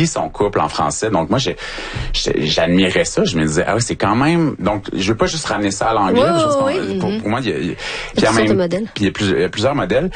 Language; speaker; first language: French; native; French